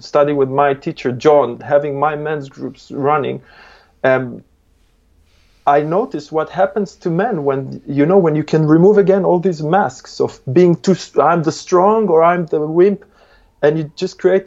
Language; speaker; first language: English; non-native, fluent; Hebrew